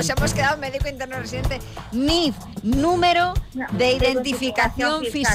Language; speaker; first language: Spanish; native; Spanish